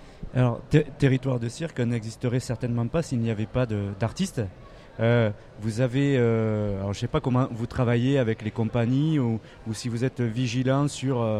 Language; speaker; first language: French; native; French